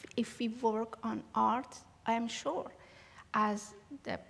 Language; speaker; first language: English; non-native, learner; Persian